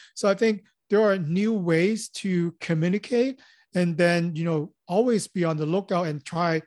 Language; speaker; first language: English; non-native, local second language; Cantonese